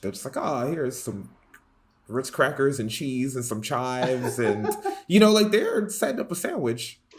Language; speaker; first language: English; native; English